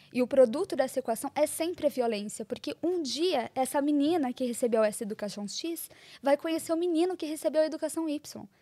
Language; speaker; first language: Portuguese; native; Portuguese